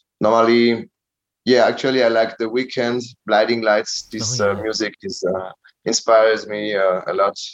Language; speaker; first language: English; non-native, learner; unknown